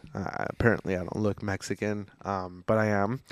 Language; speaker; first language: English; early bilingual, other home language; Spanish